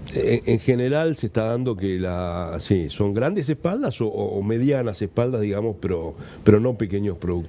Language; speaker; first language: Spanish; native; Spanish